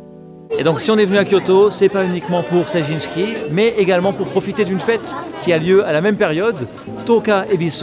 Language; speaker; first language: French; native; French